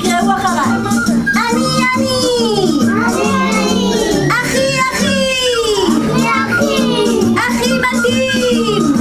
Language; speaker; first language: Hebrew; native; Hebrew